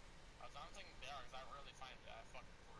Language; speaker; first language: English; native; English